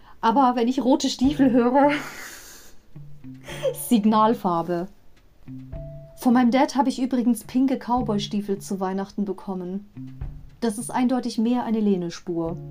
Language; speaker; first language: German; native; German